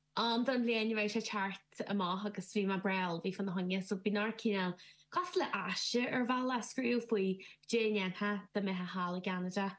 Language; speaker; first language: Irish; native; Irish